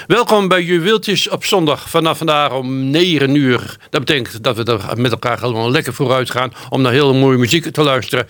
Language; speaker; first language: Dutch; native; Dutch